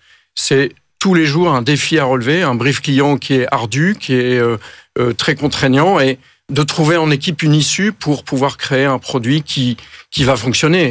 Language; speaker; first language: French; native; French